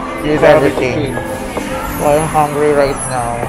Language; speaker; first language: English; non-native, local second language; Filipino